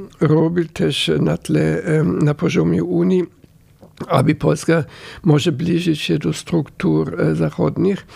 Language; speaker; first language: Polish; non-native, fluent; German